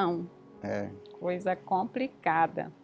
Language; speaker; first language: Portuguese; native; Portuguese